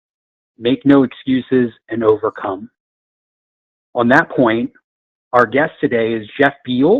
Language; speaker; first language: English; native; English